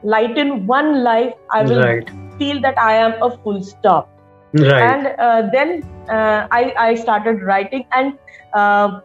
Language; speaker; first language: English; non-native, local second language; Marathi